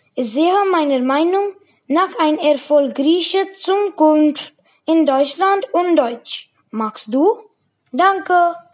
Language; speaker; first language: German; non-native, learner; Hindi